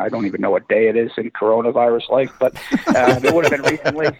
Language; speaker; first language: English; native; English